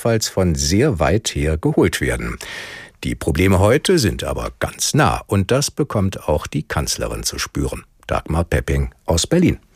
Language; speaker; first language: German; native; German